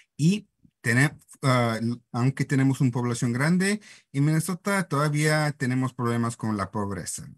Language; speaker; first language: Spanish; non-native, fluent; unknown